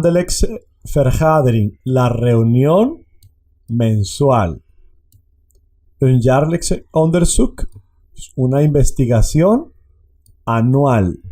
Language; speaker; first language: Dutch; non-native, learner; Spanish